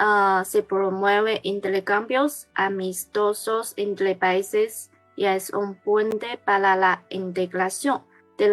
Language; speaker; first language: Spanish; non-native, learner; Chinese